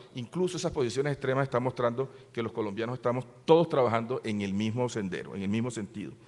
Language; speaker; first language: Spanish; native; Spanish